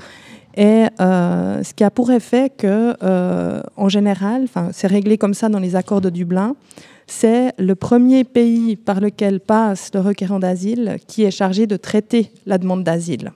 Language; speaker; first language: French; native; French